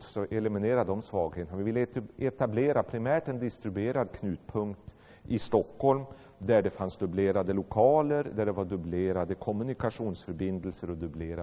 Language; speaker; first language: Swedish; native; Swedish